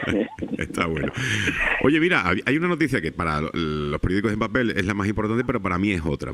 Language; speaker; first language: Spanish; native; Spanish